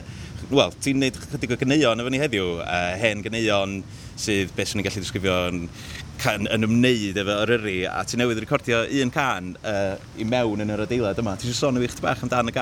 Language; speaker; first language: Welsh; native; Welsh